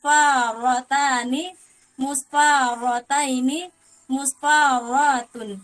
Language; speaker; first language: Arabic; non-native, learner; Indonesian